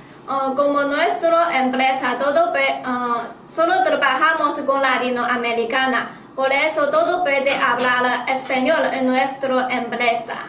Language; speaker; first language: Spanish; non-native, learner; Chinese